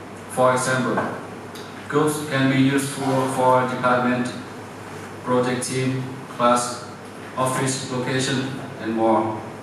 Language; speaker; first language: English; non-native, learner; Thai